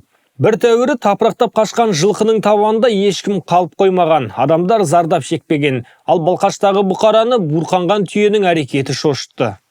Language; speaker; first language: Kazakh; native; Kazakh